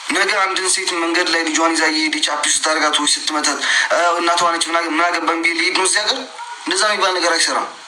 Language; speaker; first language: Amharic; non-native, local second language; Tigrinya